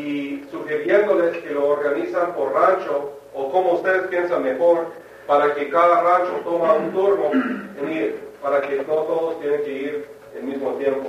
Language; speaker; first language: Spanish; non-native, fluent; English